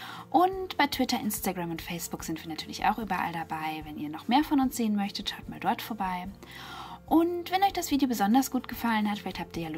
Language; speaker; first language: German; native; German